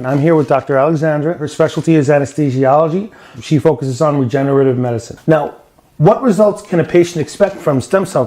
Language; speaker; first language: English; native; English